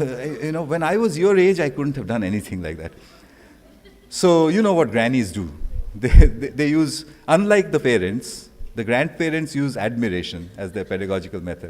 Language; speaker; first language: English; non-native, local second language; Bangla